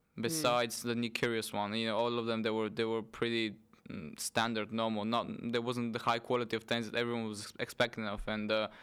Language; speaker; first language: English; non-native, fluent; Bulgarian